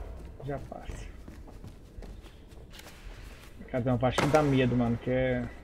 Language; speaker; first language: Portuguese; native; Portuguese